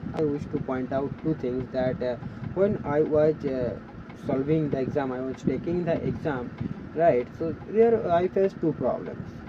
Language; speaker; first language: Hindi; non-native, local second language; Bangla